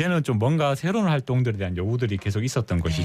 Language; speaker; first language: Korean; native; Korean